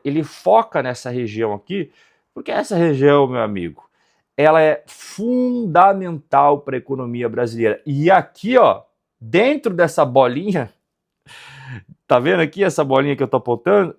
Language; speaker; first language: Portuguese; native; Portuguese